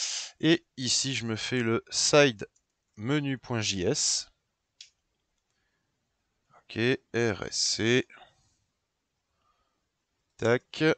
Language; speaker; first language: French; native; French